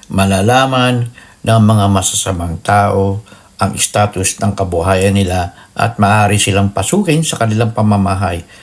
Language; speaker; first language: Filipino; native; Filipino